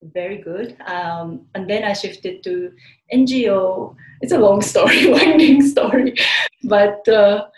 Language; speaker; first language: English; non-native, fluent; Japanese